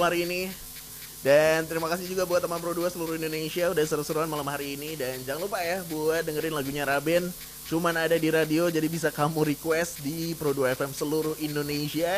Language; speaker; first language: Indonesian; native; Indonesian